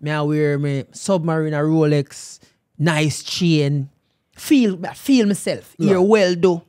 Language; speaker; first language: English; native; English